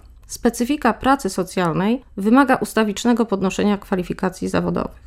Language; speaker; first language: Polish; native; Polish